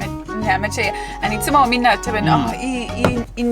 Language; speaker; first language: Japanese; non-native, learner; English